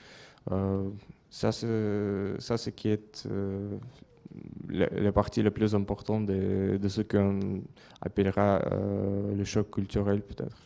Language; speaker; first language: French; non-native, fluent; Russian